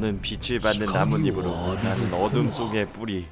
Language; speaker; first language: Korean; native; Korean